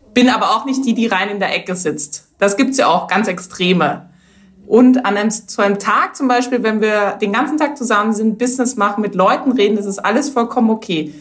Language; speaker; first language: German; native; German